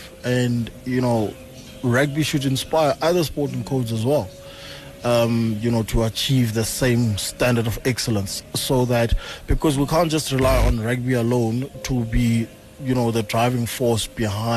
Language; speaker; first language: English; non-native, local second language; Xhosa